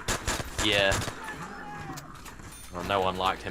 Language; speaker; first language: English; native; English